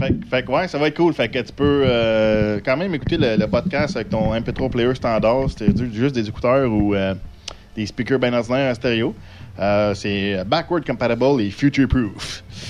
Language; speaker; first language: French; native; French